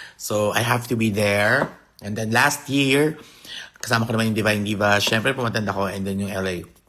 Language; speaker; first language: Filipino; native; Filipino